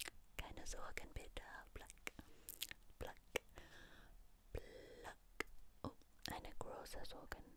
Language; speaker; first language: German; non-native, learner; English